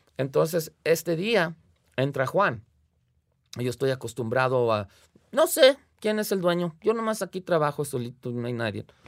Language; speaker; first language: Spanish; early bilingual, heritage; Spanish